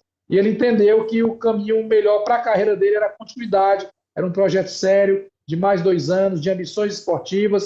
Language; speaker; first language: Portuguese; native; Portuguese